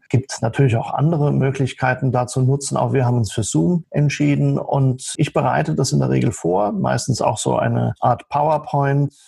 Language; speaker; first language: German; native; German